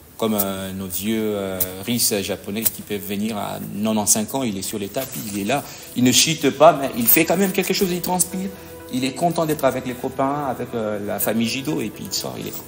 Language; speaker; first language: French; non-native, local second language; Lingala